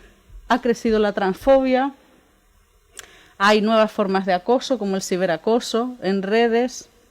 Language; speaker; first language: Spanish; native; Spanish